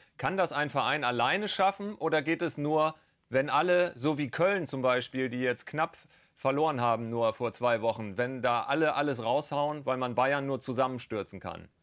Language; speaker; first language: German; native; German